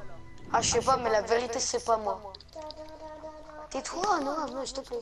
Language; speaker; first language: French; native; French